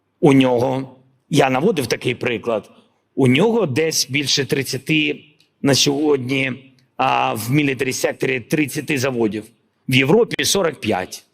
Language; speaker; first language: Ukrainian; non-native, local second language; Russian